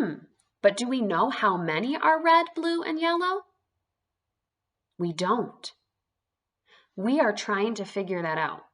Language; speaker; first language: English; native; English